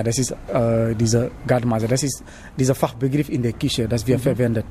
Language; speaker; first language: German; non-native, learner; Wolof